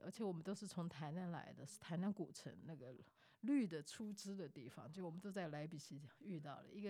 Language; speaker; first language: German; non-native, fluent; Chinese